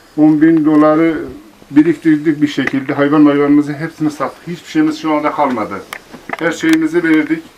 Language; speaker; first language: Turkish; non-native, local second language; Kurdish